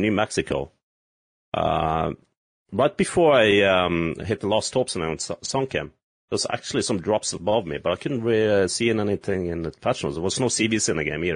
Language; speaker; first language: English; non-native, fluent; Norwegian